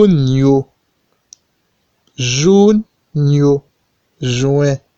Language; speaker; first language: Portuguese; non-native, fluent; Haitian Creole